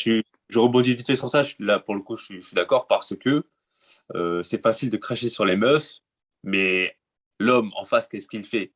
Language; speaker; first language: French; native; French